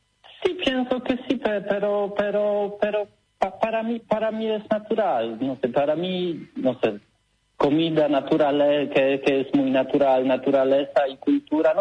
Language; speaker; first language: Spanish; non-native, learner; Polish